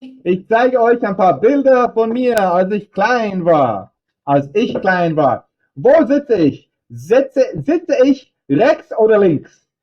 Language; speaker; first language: German; non-native, fluent; English